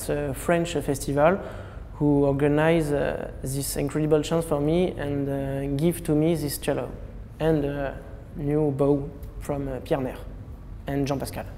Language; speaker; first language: English; non-native, learner; French